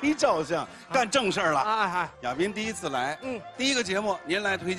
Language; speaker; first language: Chinese; native; Chinese